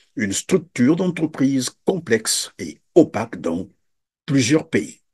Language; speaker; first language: French; non-native, local second language; Lingala